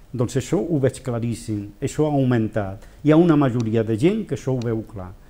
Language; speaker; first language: Catalan; non-native, local second language; Spanish